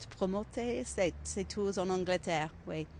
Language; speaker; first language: French; non-native, fluent; English